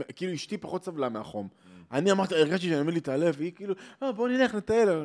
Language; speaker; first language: Hebrew; native; Hebrew